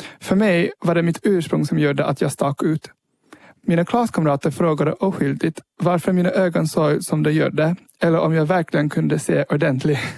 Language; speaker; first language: Swedish; early bilingual, heritage; Swedish